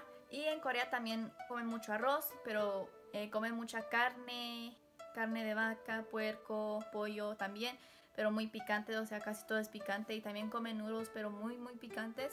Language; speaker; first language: Spanish; early bilingual, heritage; Spanish